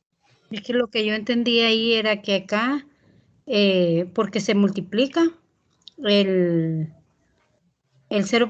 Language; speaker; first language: Spanish; native; Spanish